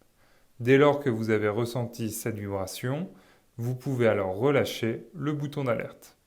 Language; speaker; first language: French; native; French